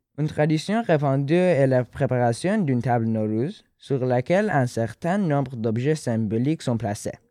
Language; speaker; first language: French; non-native, fluent; Persian